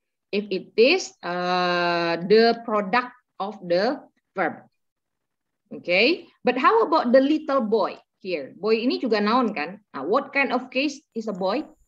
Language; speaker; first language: English; non-native, fluent; Indonesian